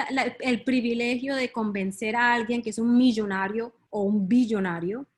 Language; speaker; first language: Spanish; early bilingual, heritage; Spanish